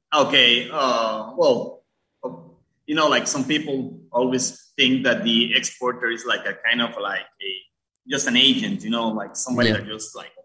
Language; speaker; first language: English; early bilingual, other home language; Spanish